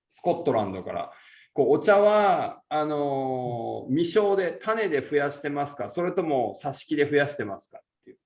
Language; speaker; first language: Japanese; native; Japanese